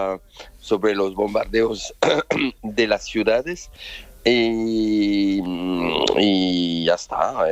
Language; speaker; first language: Spanish; non-native, fluent; French